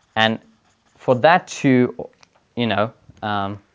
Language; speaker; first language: English; non-native, fluent; Swedish